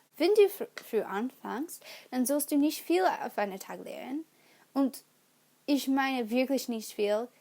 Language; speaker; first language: German; non-native, learner; English